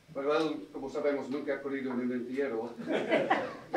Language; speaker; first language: Spanish; non-native, fluent; English